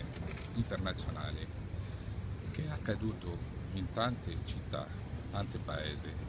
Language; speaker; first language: Italian; non-native, fluent; Arabic